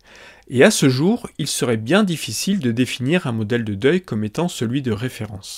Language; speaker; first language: French; native; French